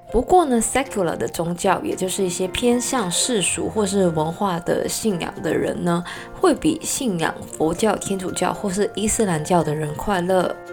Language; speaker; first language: Chinese; non-native, local second language; Cantonese